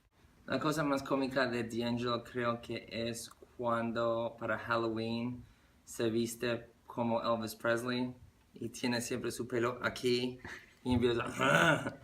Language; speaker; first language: Spanish; non-native, learner; English